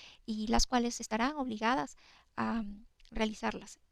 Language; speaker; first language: Spanish; native; Spanish